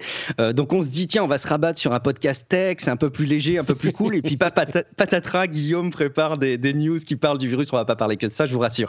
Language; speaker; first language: French; native; French